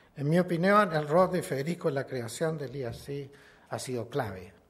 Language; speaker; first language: Spanish; native; Spanish